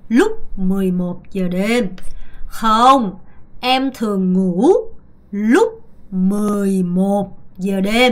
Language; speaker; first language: Vietnamese; non-native, fluent; Korean